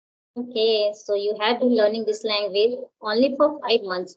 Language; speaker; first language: English; non-native, local second language; Hindi